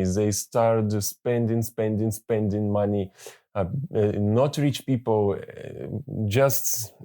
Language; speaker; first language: English; non-native, learner; Russian